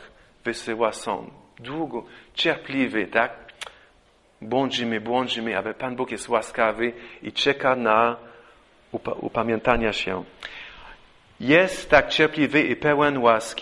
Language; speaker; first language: Polish; non-native, fluent; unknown